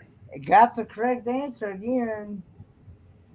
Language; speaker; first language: English; native; English